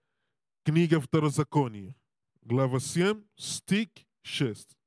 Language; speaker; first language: Russian; non-native, learner; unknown